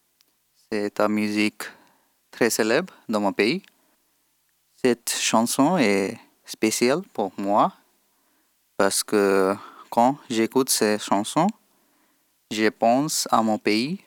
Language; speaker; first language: French; non-native, learner; Bangla